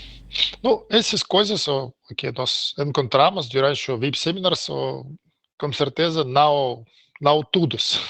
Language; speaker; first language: Portuguese; non-native, learner; Russian